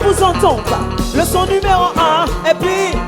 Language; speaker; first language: French; non-native, local second language; Haitian Creole